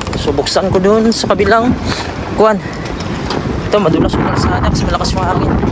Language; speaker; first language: Filipino; non-native, local second language; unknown